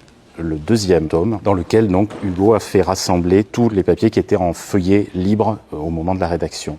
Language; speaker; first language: French; native; French